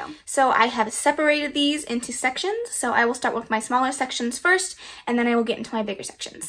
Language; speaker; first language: English; native; English